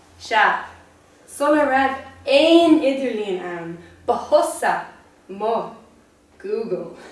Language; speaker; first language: Irish; non-native, local second language; English